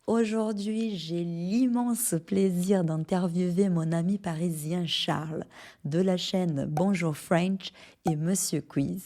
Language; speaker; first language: French; non-native, fluent; Portuguese